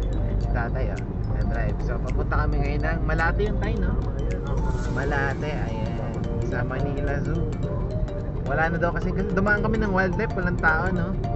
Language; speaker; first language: Filipino; native; Filipino